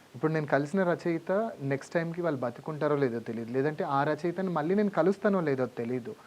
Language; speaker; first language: Telugu; non-native, local second language; Lambadi